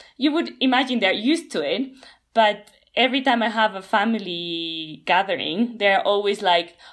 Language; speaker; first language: English; non-native, fluent; Spanish